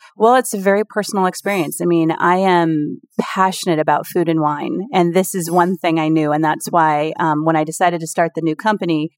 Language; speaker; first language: English; native; English